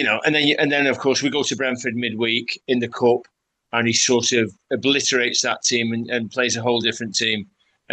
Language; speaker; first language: English; native; English